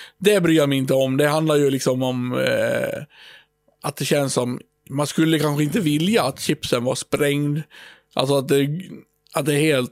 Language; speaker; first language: Swedish; native; Swedish